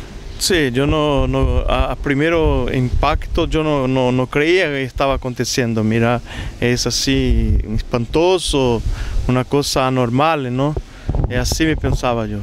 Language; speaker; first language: Spanish; non-native, learner; Portuguese